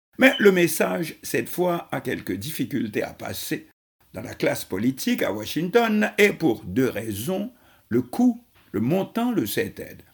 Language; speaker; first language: French; non-native, local second language; Haitian Creole